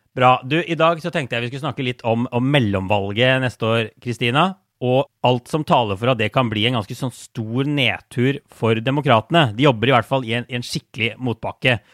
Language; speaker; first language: Norwegian; native; Norwegian